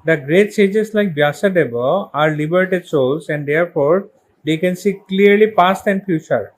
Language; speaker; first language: English; non-native, local second language; Assamese